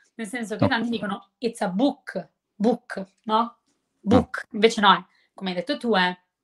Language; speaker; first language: Italian; native; Italian